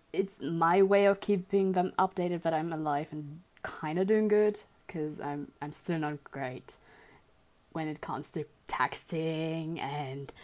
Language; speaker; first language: English; early bilingual, other home language; German